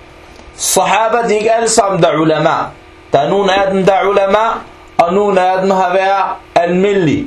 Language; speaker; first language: Danish; early bilingual, other home language; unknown